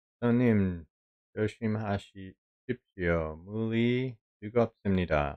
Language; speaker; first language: Korean; non-native, learner; English